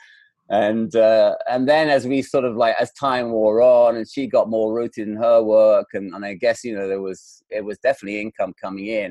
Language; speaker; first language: English; native; English